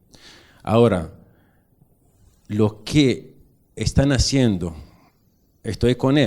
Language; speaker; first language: Spanish; non-native, learner; Arabic